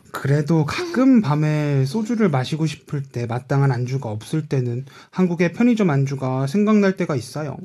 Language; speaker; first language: Korean; native; Korean